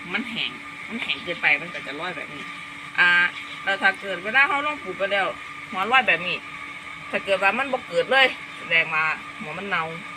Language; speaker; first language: Thai; native; Thai